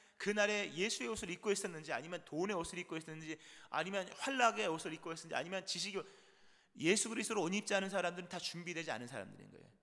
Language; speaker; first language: Korean; native; Korean